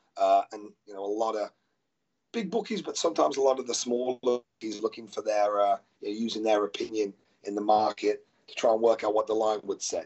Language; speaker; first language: English; native; English